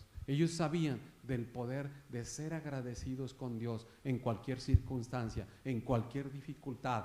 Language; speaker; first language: Spanish; native; Spanish